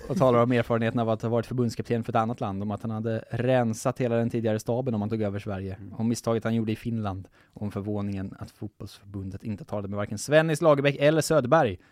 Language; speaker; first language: Swedish; native; Swedish